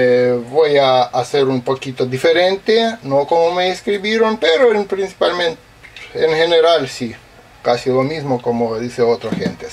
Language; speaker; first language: Spanish; non-native, fluent; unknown